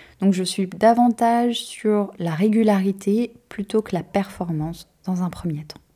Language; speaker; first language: French; native; French